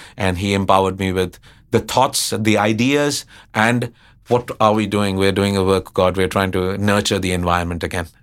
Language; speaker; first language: English; non-native, local second language; Hindi